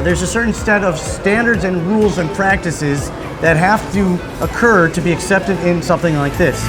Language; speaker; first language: English; native; English